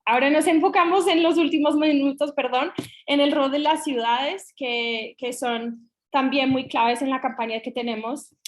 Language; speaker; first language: Spanish; non-native, fluent; English